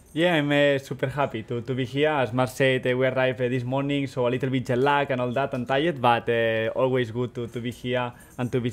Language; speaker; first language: English; non-native, fluent; Spanish